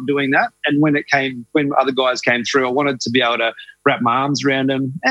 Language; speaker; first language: English; native; English